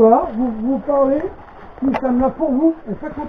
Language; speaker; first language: French; native; French